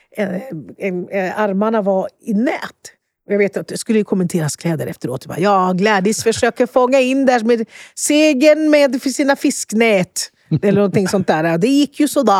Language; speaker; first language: Swedish; early bilingual, other home language; Spanish